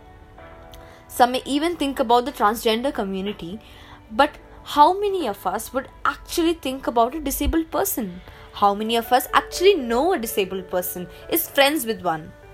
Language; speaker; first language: English; non-native, local second language; Hindi